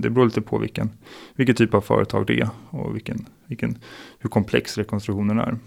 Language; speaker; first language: Swedish; native; Swedish